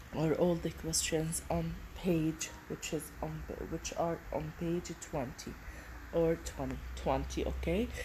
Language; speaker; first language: English; non-native, fluent; Arabic